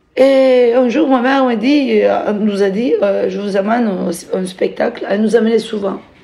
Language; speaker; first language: French; non-native, fluent; Turkish